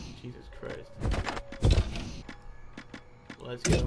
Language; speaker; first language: English; native; English